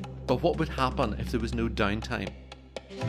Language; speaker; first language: English; native; English